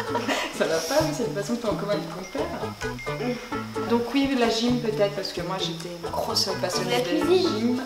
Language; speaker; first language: French; native; French